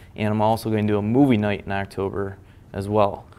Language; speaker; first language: English; native; English